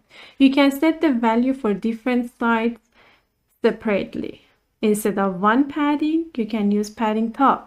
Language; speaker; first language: English; non-native, fluent; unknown